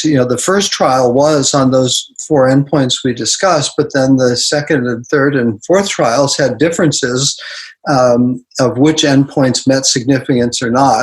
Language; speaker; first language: English; native; English